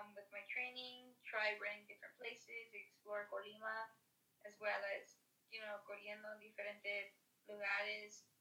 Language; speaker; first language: English; early bilingual, other home language; Spanish